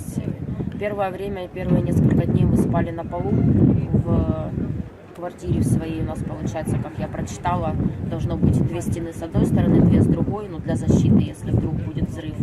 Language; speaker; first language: Russian; native; Russian